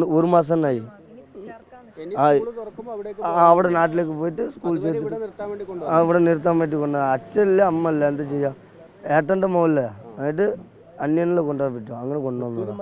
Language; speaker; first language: Malayalam; non-native, local second language; Tamil